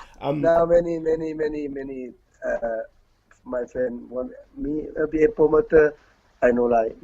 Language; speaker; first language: English; non-native, learner; Thai